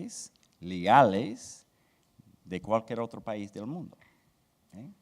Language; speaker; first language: Spanish; non-native, fluent; English